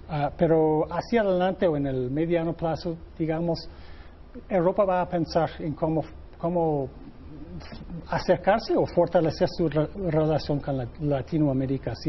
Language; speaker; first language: Spanish; non-native, fluent; English